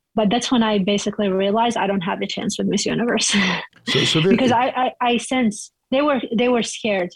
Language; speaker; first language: English; non-native, fluent; Arabic